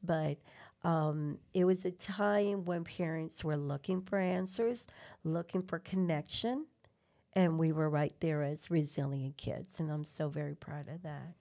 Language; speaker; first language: English; non-native, fluent; Spanish